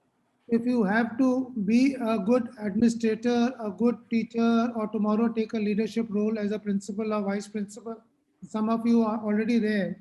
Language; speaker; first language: English; non-native, local second language; Hindi